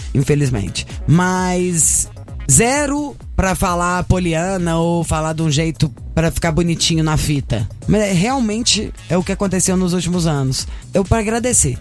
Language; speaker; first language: Portuguese; native; Portuguese